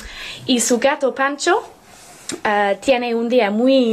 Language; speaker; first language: Spanish; non-native, learner; English